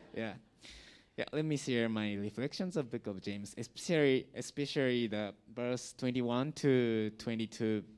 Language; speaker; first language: English; non-native, learner; Japanese